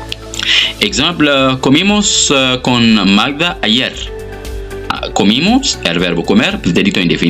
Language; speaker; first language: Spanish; non-native, fluent; French